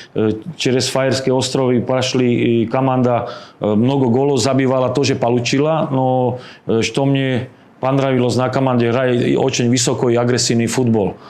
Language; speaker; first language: Russian; non-native, learner; Slovak